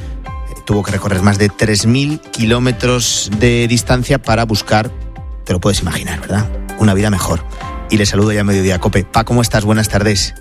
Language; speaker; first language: Spanish; native; Spanish